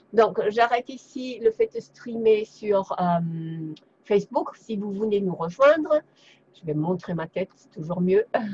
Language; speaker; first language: French; non-native, fluent; German